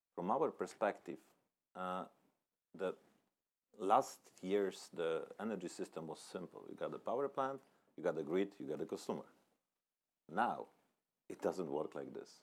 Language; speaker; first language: English; non-native, fluent; Polish